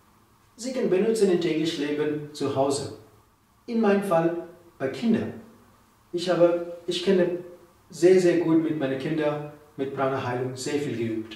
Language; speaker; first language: German; non-native, learner; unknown